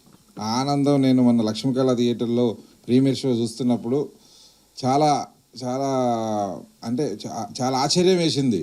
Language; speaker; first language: Telugu; native; Telugu